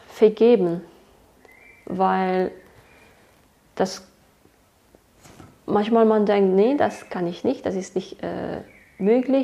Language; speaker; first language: German; non-native, fluent; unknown